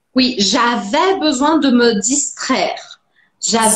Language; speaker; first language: French; non-native, fluent; Portuguese